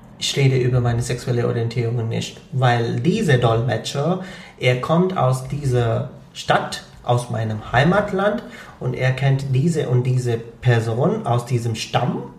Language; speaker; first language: German; non-native, fluent; Punjabi